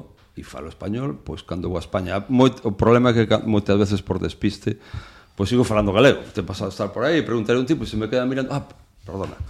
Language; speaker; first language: Galician; non-native, local second language; Spanish